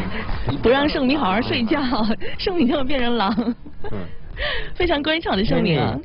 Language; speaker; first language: Chinese; native; Chinese